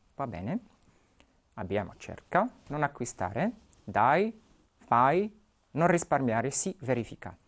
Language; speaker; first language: Italian; non-native, fluent; Arabic